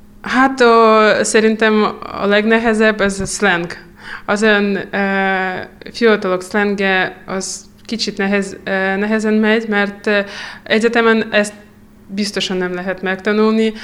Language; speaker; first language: Hungarian; non-native, fluent; Russian